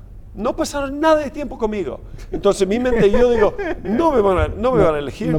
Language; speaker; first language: Spanish; non-native, fluent; English